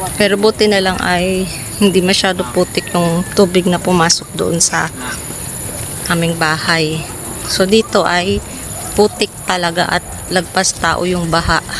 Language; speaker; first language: Filipino; non-native, local second language; Bikol